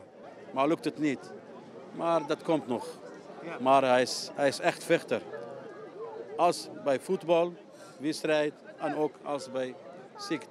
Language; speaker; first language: Dutch; non-native, learner; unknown